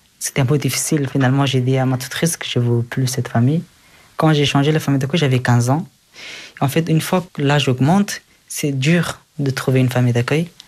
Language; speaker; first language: French; early bilingual, other home language; Persian